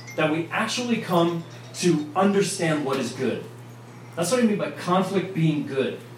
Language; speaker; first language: English; native; English